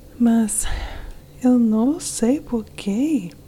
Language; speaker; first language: Portuguese; non-native, learner; English